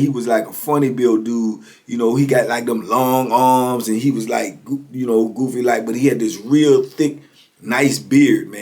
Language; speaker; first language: English; native; English